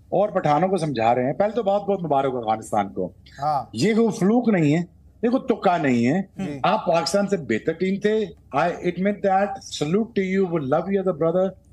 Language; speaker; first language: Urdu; non-native, local second language; Punjabi